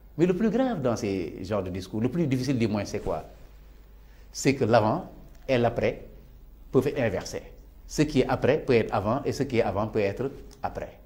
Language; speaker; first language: French; non-native, local second language; Serer